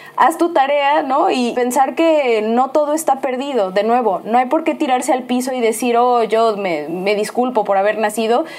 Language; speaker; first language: Spanish; native; Spanish